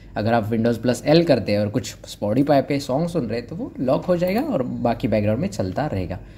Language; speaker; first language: Hindi; non-native, local second language; Marathi